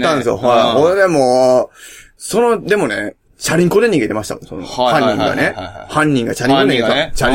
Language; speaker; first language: Japanese; native; Japanese